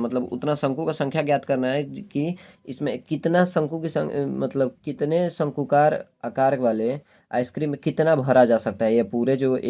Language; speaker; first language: Hindi; native; Hindi